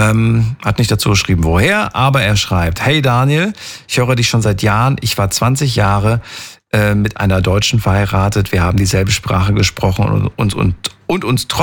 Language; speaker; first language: German; native; German